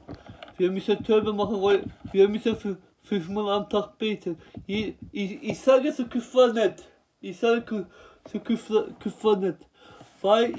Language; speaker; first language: German; non-native, learner; Turkish